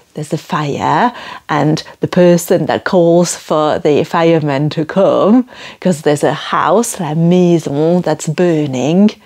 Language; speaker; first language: English; non-native, fluent; French